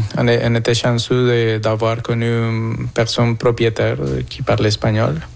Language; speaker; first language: French; non-native, fluent; Spanish